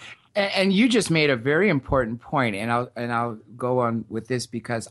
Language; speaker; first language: English; native; English